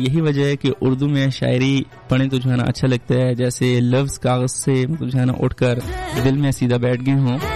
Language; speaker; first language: Hindi; non-native, local second language; Pashto